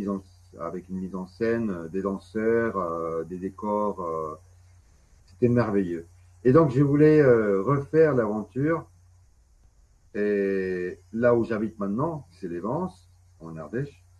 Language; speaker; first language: French; non-native, fluent; Spanish